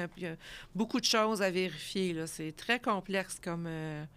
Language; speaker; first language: French; native; French